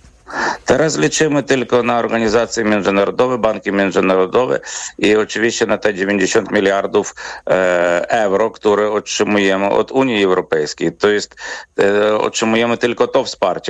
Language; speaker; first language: Polish; non-native, fluent; Ukrainian